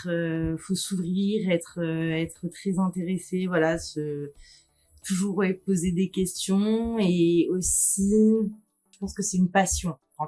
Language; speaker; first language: French; native; French